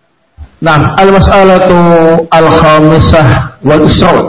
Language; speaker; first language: Arabic; non-native, fluent; Indonesian